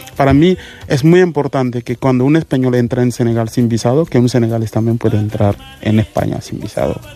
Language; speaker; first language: Spanish; non-native, fluent; Mandingo